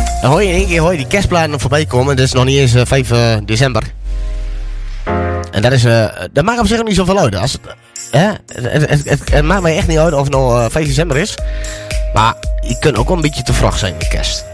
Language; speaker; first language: Dutch; native; Dutch